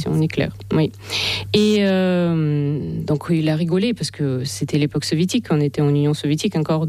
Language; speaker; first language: French; non-native, fluent; Russian